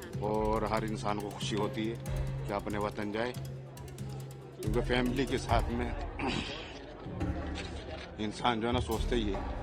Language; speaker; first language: Hindi; native; Hindi